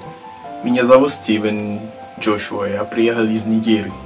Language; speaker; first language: Russian; non-native, learner; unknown